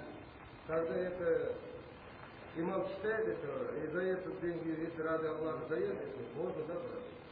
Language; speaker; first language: Russian; non-native, learner; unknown